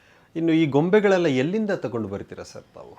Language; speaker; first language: Kannada; native; Kannada